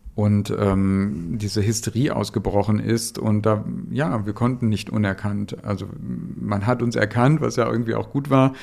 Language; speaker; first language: German; native; German